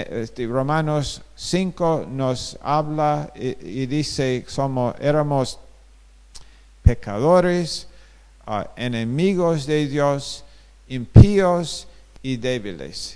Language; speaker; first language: Spanish; non-native, fluent; English